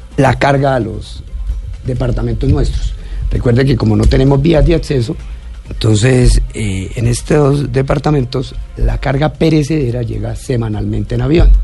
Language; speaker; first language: Spanish; native; Spanish